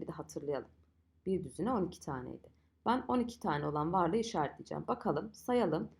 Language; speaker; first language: Turkish; native; Turkish